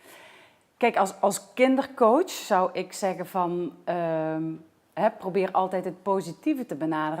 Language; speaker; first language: Dutch; native; Dutch